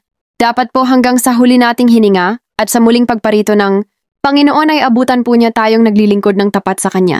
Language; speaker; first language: Filipino; native; Filipino